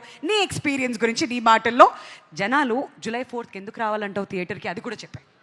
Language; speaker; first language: Telugu; native; Telugu